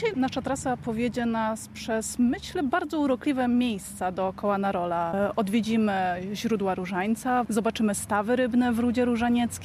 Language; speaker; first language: Polish; native; Polish